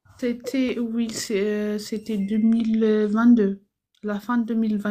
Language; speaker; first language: French; non-native, fluent; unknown